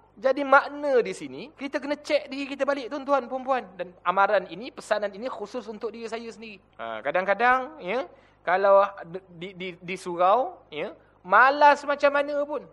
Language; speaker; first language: Malay; native; Malay